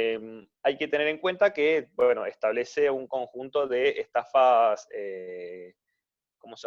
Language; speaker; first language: Spanish; native; Spanish